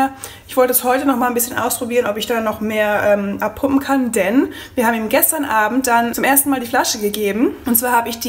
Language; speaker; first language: German; native; German